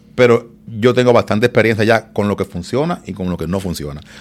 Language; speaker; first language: Spanish; native; Spanish